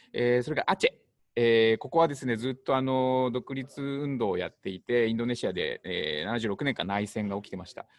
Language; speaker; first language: Japanese; native; Japanese